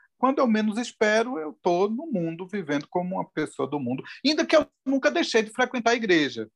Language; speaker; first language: Portuguese; native; Portuguese